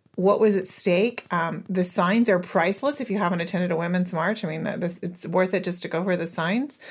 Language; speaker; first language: English; native; English